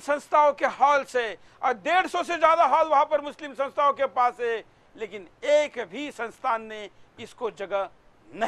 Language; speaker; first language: Hindi; native; Hindi